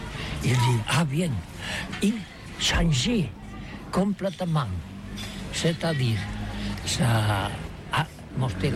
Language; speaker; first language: French; non-native, learner; Catalan